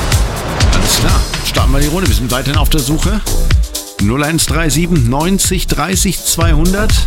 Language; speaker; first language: German; native; German